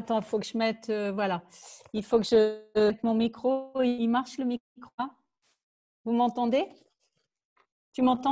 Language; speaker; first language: French; native; French